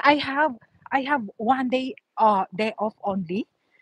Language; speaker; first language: English; non-native, learner; Filipino